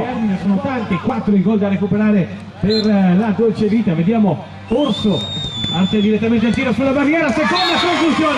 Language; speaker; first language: Italian; native; Italian